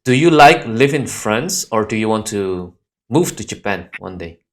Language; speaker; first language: English; non-native, fluent; Indonesian